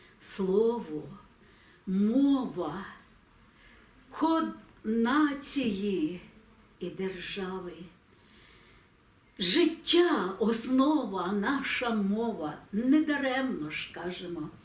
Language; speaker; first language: Ukrainian; native; Ukrainian